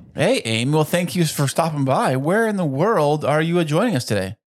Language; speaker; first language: English; native; English